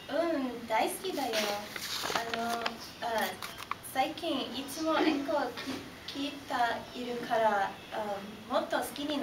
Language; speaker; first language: Japanese; non-native, learner; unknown